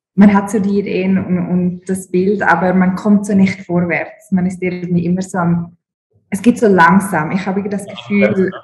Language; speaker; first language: German; native; German